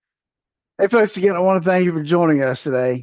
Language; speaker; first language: English; native; English